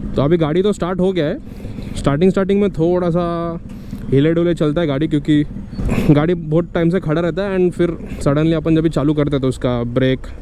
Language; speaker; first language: Hindi; non-native, local second language; Odia